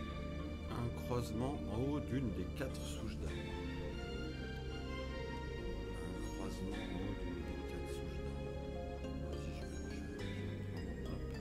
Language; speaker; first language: French; native; French